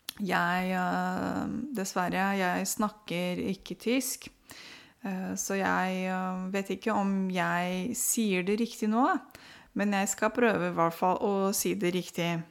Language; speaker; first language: Norwegian; non-native, fluent; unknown